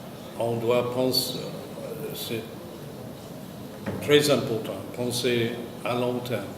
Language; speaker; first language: French; non-native, fluent; English